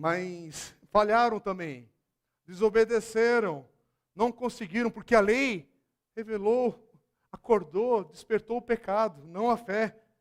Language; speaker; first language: Portuguese; native; Portuguese